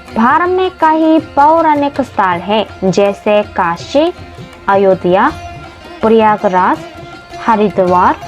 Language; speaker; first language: Hindi; non-native, fluent; Korean